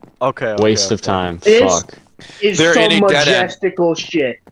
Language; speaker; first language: English; native; English